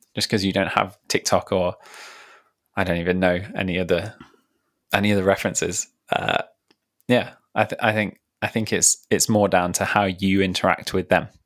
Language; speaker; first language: English; native; English